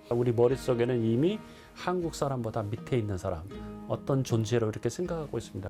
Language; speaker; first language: Korean; native; Korean